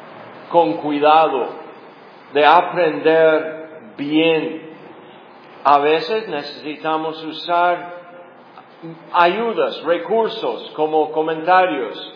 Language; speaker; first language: Spanish; non-native, fluent; English